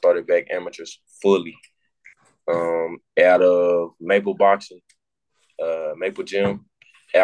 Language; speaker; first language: English; native; English